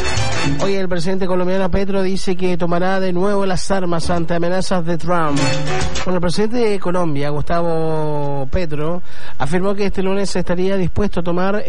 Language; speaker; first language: Spanish; native; Spanish